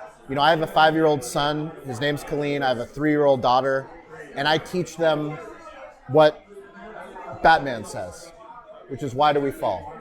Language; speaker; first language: English; native; English